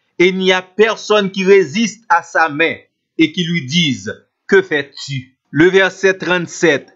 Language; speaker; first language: French; non-native, local second language; Haitian Creole